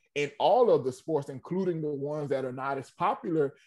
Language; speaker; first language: English; native; English